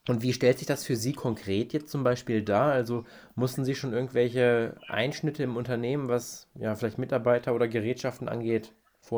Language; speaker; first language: German; native; German